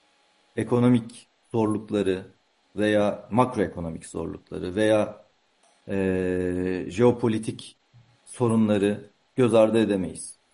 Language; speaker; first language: Turkish; native; Turkish